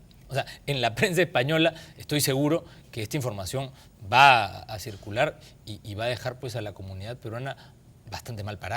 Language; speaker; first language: Spanish; native; Spanish